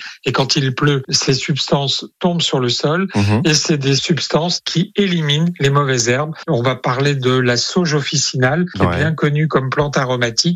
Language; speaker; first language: French; native; French